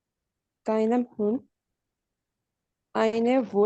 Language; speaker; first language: German; non-native, learner; Urdu